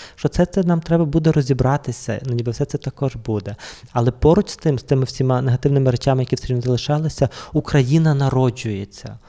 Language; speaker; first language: Ukrainian; native; Ukrainian